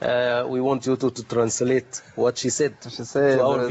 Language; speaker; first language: English; non-native, fluent; Arabic